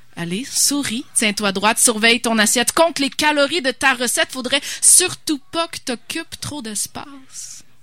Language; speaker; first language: French; native; French